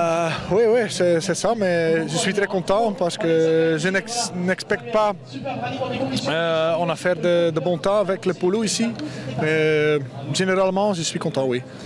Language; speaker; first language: French; non-native, local second language; Dutch